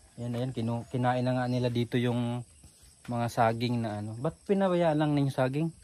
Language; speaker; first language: Filipino; non-native, local second language; Cebuano